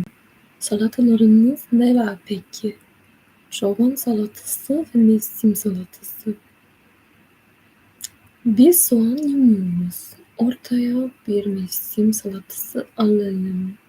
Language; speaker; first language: Turkish; non-native, learner; English